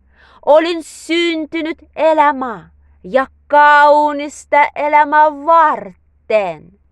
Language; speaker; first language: Finnish; non-native, learner; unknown